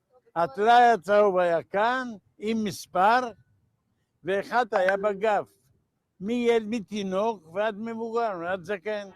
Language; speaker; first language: Hebrew; non-native, fluent; Ladino